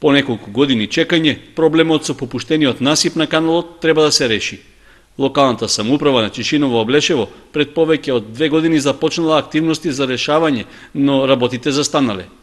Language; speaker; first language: Macedonian; native; Macedonian